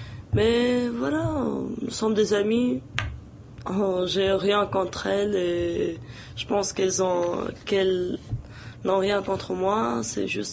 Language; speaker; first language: French; non-native, local second language; Arabic